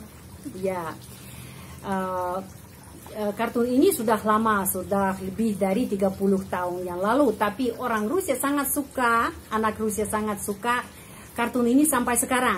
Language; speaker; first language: Indonesian; non-native, fluent; Russian